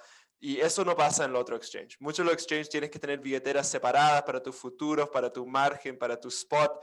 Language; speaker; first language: Spanish; non-native, fluent; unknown